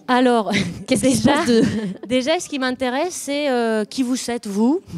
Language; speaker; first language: French; non-native, fluent; Spanish